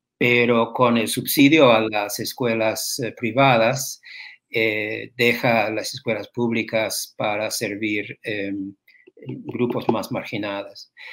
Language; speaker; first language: Spanish; non-native, fluent; English